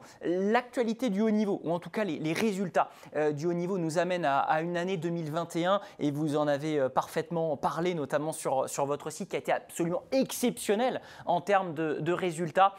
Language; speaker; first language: French; native; French